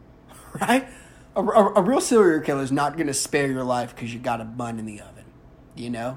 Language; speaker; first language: English; native; English